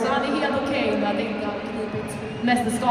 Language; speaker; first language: Swedish; native; Swedish